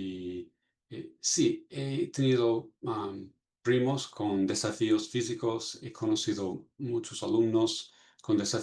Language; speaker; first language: Spanish; non-native, fluent; English